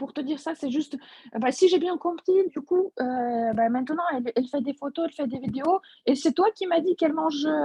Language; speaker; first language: French; non-native, fluent; Russian